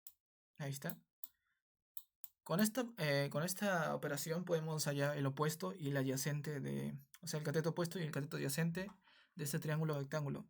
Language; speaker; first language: Spanish; native; Spanish